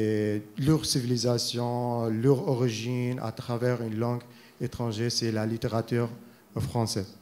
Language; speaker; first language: French; non-native, fluent; Arabic